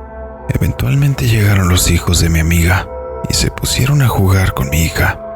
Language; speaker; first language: Spanish; native; Spanish